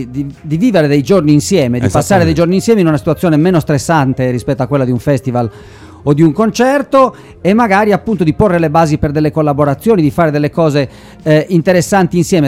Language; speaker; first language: Italian; native; Italian